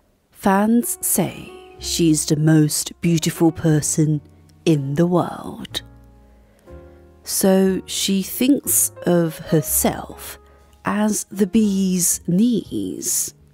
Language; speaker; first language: English; non-native, fluent; Korean